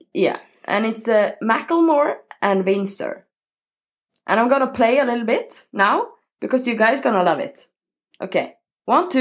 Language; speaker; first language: English; non-native, learner; Norwegian